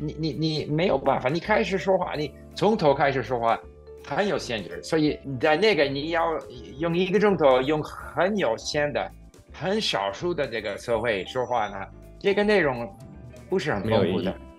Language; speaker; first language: Chinese; non-native, fluent; English